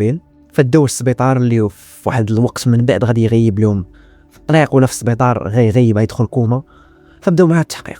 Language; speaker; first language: Arabic; native; Arabic